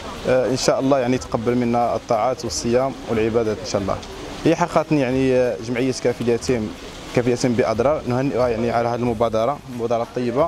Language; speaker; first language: Arabic; native; Arabic